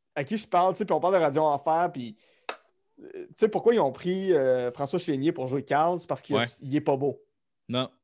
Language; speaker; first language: French; native; French